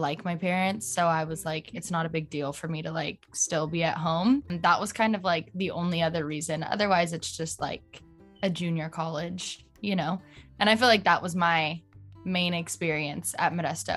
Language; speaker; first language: English; native; English